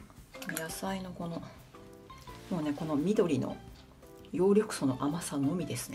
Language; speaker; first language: Japanese; native; Japanese